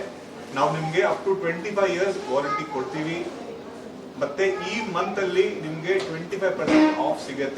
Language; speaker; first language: Kannada; non-native, local second language; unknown